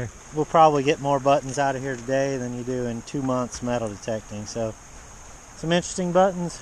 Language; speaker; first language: English; native; English